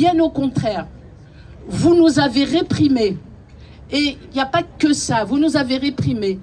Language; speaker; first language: French; non-native, local second language; Kabyle